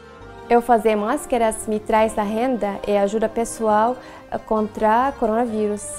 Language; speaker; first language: Portuguese; non-native, learner; Arabic